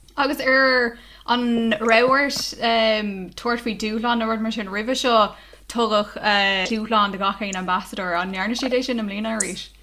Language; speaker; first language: Irish; non-native, local second language; English